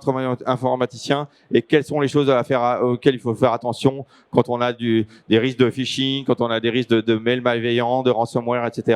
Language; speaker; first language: French; native; French